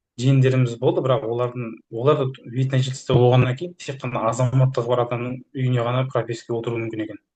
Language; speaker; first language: Kazakh; early bilingual, heritage; Kazakh